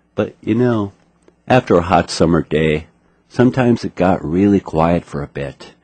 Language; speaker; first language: English; native; English